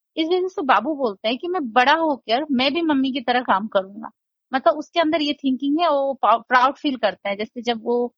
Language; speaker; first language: Hindi; non-native, local second language; Nepali